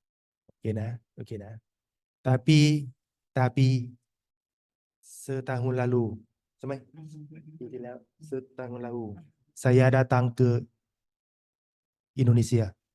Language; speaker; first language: Indonesian; non-native, learner; Thai